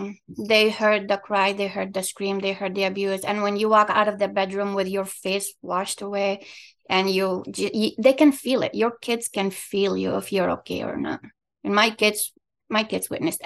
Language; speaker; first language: English; non-native, fluent; Arabic